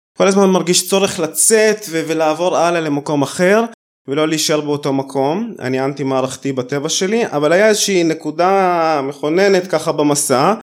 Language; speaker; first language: Hebrew; early bilingual, other home language; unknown